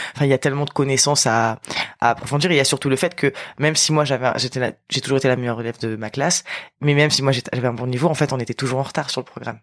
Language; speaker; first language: French; native; French